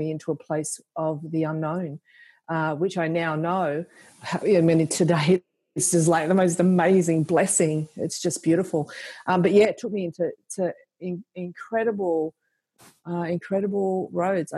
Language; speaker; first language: English; native; English